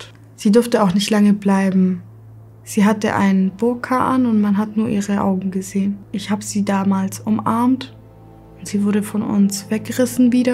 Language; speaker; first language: German; early bilingual, other home language; Kurdish